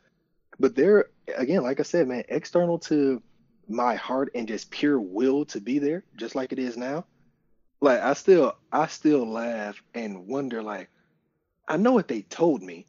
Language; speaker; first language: English; native; English